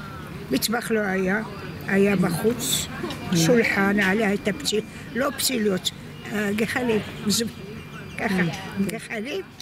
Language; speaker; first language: Hebrew; non-native, fluent; Arabic